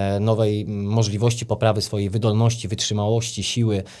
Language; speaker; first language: Polish; native; Polish